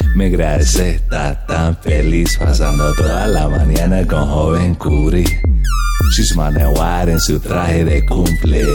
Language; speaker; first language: Spanish; non-native, fluent; English